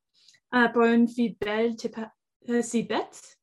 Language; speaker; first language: French; non-native, learner; English